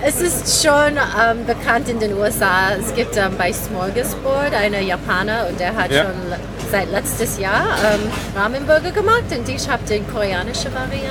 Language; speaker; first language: German; non-native, learner; Korean